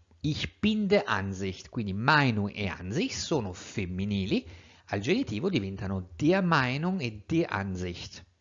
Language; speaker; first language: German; non-native, fluent; Italian